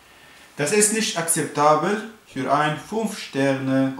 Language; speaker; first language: German; non-native, fluent; Arabic